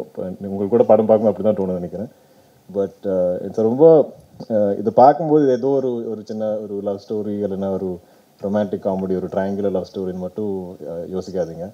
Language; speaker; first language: Tamil; non-native, local second language; Malayalam